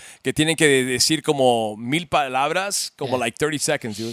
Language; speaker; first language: Spanish; early bilingual, heritage; Spanish